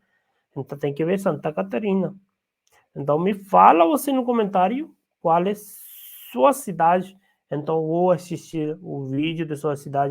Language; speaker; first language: Portuguese; non-native, learner; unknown